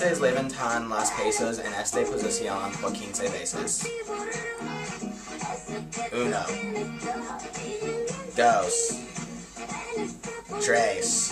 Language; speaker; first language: Spanish; non-native, learner; English